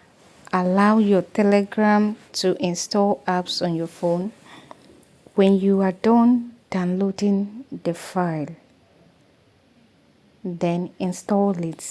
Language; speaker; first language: English; non-native, local second language; Igbo